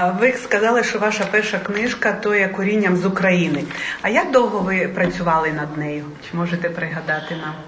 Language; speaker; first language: Ukrainian; early bilingual, heritage; Ukrainian